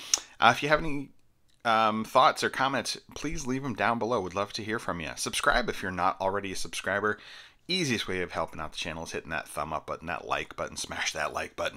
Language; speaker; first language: English; native; English